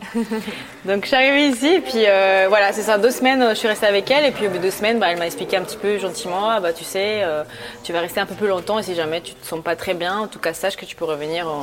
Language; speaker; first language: French; early bilingual, other home language; Spanish